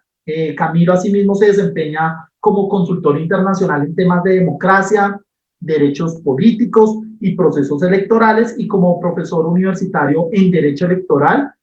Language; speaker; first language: Spanish; native; Spanish